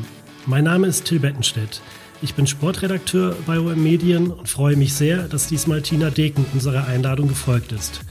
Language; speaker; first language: German; native; German